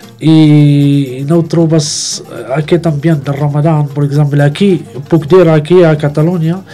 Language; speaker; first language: Catalan; non-native, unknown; Arabic